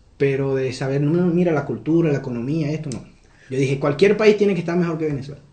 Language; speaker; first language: Spanish; native; Spanish